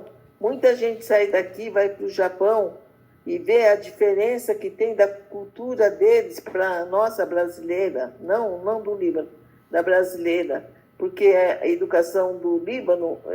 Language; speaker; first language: Portuguese; early bilingual, other home language; Arabic